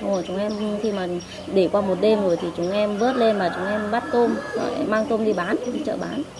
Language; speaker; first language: Vietnamese; non-native, local second language; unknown